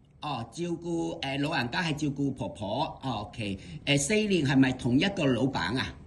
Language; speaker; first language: Cantonese; native; Cantonese